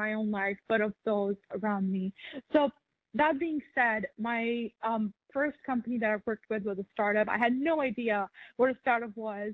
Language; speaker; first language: English; non-native, local second language; Urdu